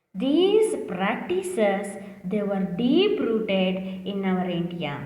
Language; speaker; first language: English; non-native, local second language; Kannada